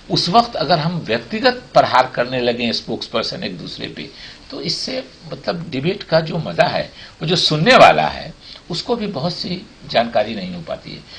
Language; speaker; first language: Hindi; native; Hindi